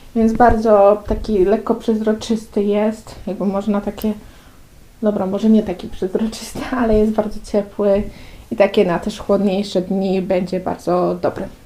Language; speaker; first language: Polish; native; Polish